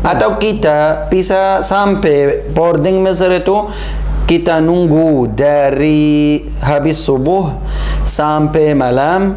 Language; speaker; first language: Indonesian; non-native, learner; Arabic